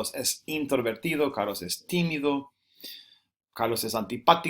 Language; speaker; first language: Spanish; non-native, fluent; English